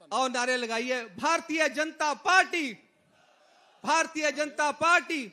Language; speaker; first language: Hindi; non-native, local second language; Punjabi